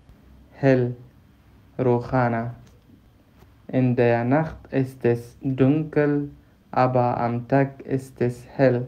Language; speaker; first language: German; non-native, fluent; Pashto